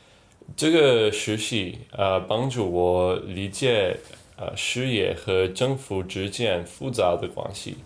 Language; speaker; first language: Chinese; non-native, learner; English